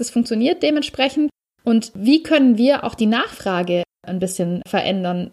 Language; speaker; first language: German; native; German